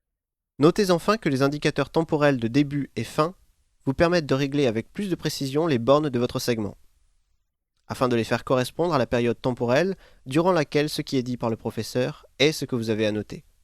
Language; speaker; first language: French; native; French